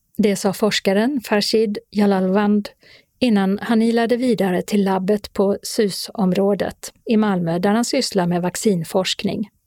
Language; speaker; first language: Swedish; native; Swedish